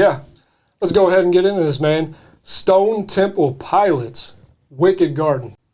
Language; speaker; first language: English; native; English